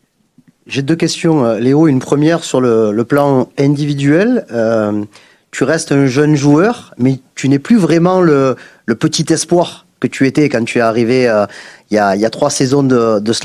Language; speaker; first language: French; native; French